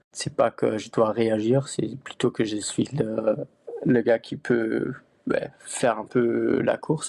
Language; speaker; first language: French; non-native, fluent; Luxembourgish